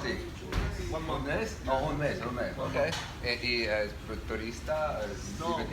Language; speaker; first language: Spanish; non-native, learner; English